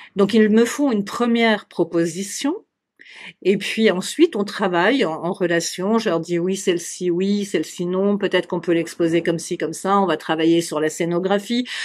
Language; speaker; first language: French; native; French